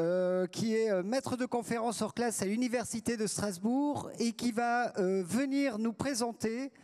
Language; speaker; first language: French; native; French